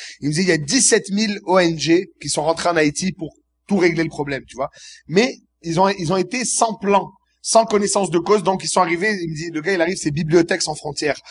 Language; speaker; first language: French; early bilingual, other home language; Arabic